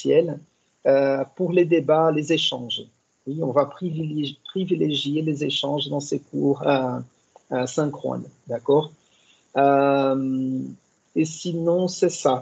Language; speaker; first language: French; non-native, fluent; Portuguese